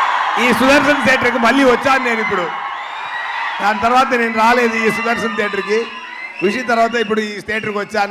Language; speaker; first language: Telugu; non-native, learner; Tamil